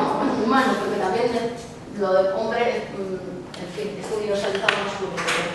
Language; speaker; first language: Spanish; native; Spanish